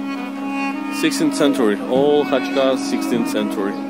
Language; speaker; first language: English; non-native, learner; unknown